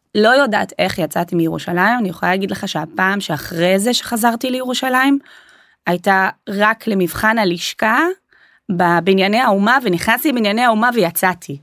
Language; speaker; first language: Hebrew; non-native, local second language; Arabic